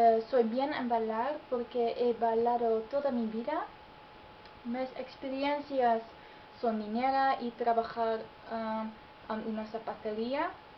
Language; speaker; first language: Spanish; non-native, learner; Dutch